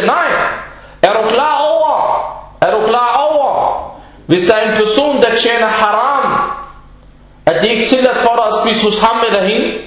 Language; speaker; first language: Danish; non-native, fluent; Arabic